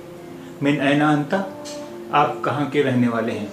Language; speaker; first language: Urdu; native; Urdu